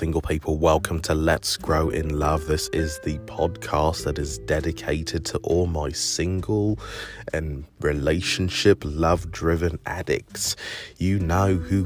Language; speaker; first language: English; native; English